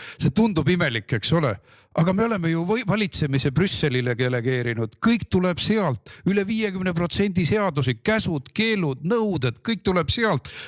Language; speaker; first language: Estonian; native; Estonian